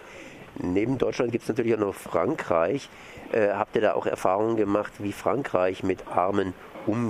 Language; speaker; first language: German; native; German